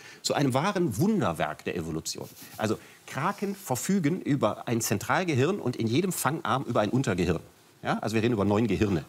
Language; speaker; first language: German; native; German